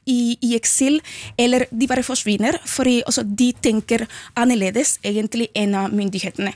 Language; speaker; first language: Norwegian; non-native, fluent; Spanish